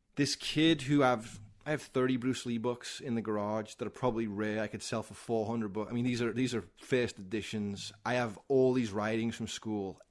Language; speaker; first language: English; native; English